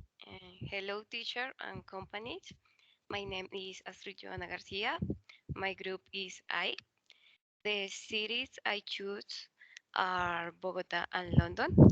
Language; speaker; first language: English; non-native, learner; Spanish